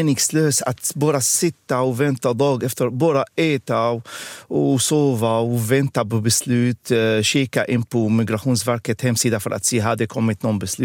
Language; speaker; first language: Swedish; non-native, fluent; Arabic